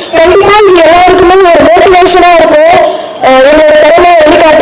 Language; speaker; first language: Tamil; native; Tamil